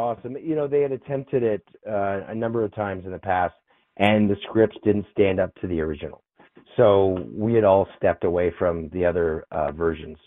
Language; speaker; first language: English; native; English